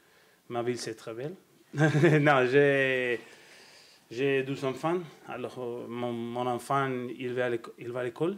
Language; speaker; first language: French; non-native, learner; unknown